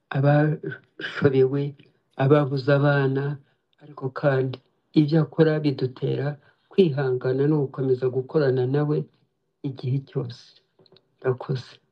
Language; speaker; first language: Kinyarwanda; native; Kinyarwanda